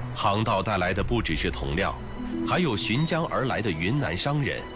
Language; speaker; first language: Chinese; native; Chinese